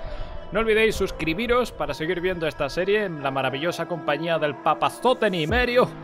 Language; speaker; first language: Spanish; native; Spanish